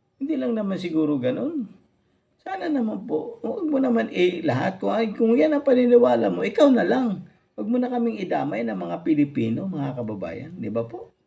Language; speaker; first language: Filipino; native; Filipino